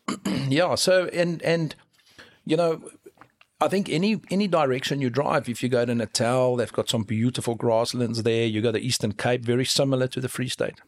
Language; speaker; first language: English; non-native, local second language; Afrikaans